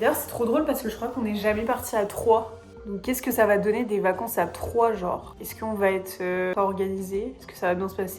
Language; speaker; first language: French; native; French